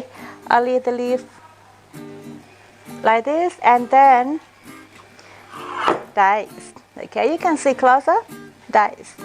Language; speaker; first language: English; non-native, fluent; Thai